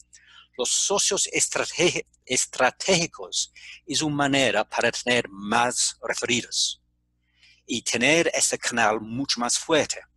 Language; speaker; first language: Spanish; non-native, fluent; English